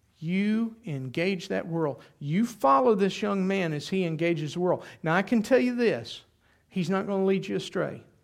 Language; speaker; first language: English; native; English